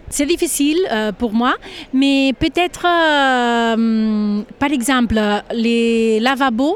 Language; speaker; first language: French; non-native, fluent; Catalan